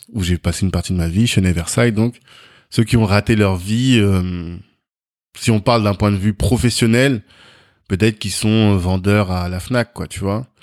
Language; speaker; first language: French; native; French